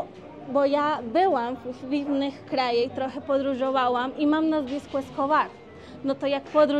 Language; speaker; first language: Polish; non-native, learner; Spanish